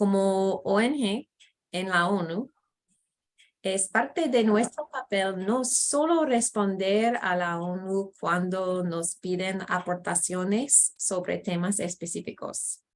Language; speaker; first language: Spanish; non-native, fluent; English